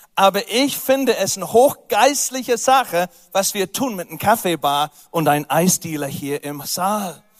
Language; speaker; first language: German; non-native, fluent; English